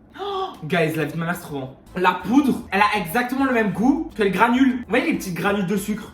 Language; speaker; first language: French; native; French